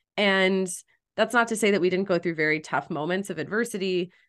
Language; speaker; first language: English; native; English